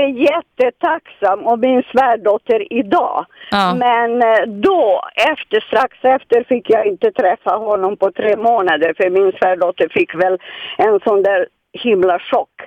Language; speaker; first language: Swedish; non-native, fluent; Serbian